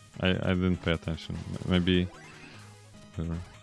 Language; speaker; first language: English; non-native, fluent; Polish